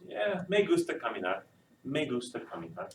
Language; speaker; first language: Spanish; non-native, fluent; English